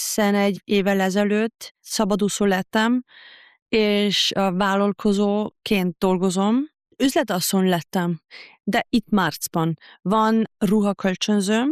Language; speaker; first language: Hungarian; non-native, learner; German